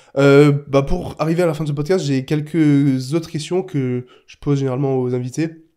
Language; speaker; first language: French; native; French